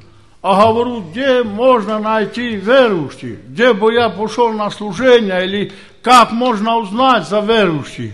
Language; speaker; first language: Ukrainian; non-native, local second language; Romany